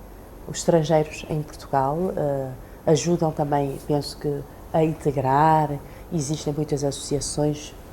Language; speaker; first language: Portuguese; early bilingual, other home language; Chinese